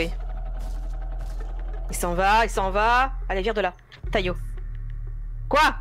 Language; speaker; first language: French; native; French